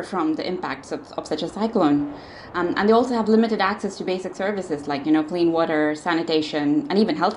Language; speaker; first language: English; non-native, local second language; Odia